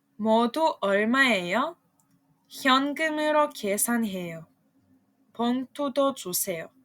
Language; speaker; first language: Korean; non-native, fluent; Serbian